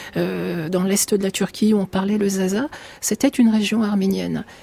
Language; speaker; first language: French; early bilingual, other home language; Arabic